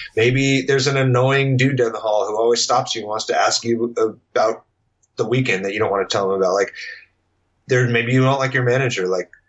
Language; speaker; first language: English; native; English